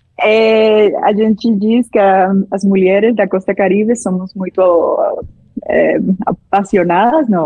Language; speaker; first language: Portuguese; non-native, learner; Spanish